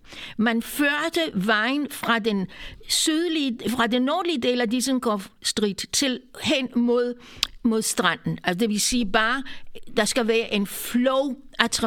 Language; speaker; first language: Danish; non-native, fluent; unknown